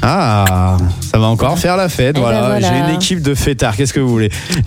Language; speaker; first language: French; native; French